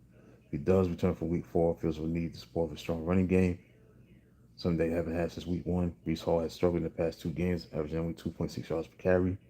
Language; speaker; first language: English; native; English